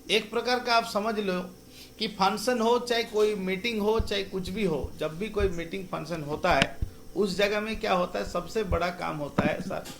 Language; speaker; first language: Hindi; non-native, local second language; Bangla